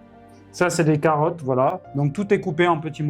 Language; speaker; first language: French; native; French